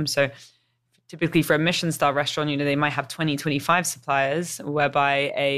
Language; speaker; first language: English; native; English